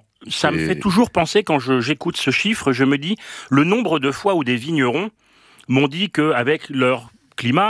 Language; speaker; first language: French; native; French